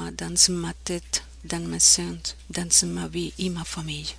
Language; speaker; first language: French; non-native, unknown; Spanish